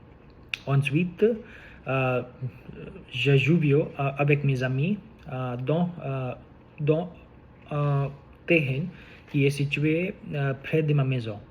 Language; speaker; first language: French; non-native, learner; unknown